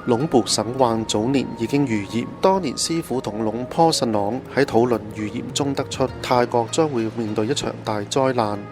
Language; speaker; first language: Cantonese; non-native, fluent; Thai